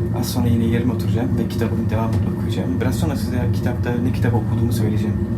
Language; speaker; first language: Turkish; early bilingual, heritage; Turkish